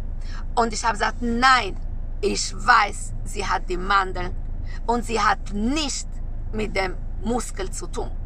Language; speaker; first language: German; non-native, learner; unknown